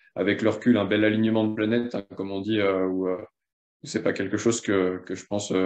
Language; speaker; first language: French; native; French